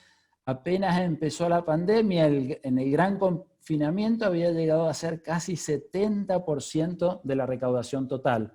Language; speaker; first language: Spanish; native; Spanish